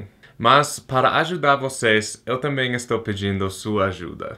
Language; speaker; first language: Portuguese; non-native, fluent; English